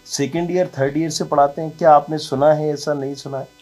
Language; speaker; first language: Hindi; native; Hindi